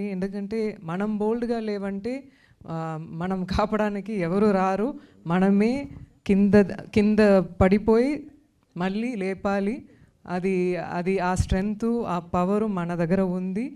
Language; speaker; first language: Telugu; non-native, learner; Tamil